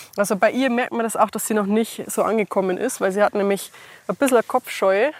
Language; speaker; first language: German; early bilingual, other home language; English